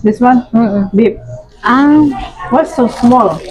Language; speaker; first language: English; non-native, learner; Indonesian